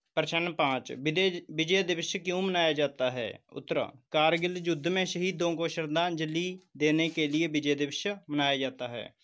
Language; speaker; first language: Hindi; non-native, local second language; Punjabi